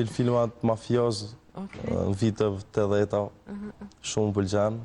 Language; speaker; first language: Albanian; early bilingual, heritage; Albanian